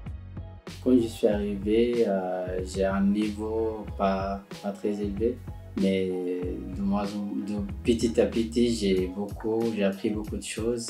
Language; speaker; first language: French; non-native, learner; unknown